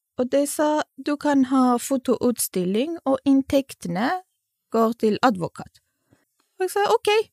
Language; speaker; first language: Norwegian; non-native, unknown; Kurdish